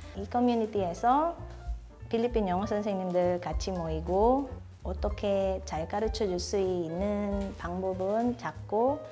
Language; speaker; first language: Korean; non-native, fluent; Filipino